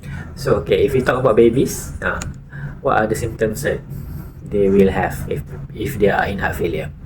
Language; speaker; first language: English; non-native, local second language; Malay